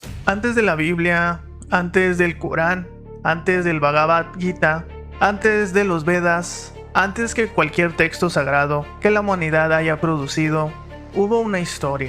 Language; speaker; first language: Spanish; native; Spanish